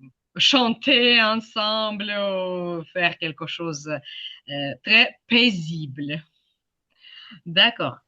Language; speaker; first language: French; non-native, fluent; Ukrainian